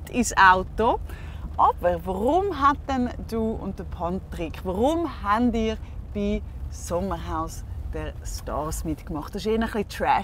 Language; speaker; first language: German; native; German